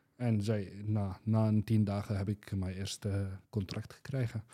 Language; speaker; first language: Dutch; non-native, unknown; Arabic